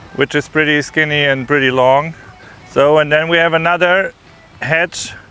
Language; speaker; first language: English; non-native, fluent; German